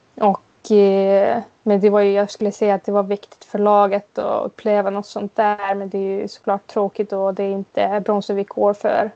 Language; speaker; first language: Swedish; non-native, local second language; Finnish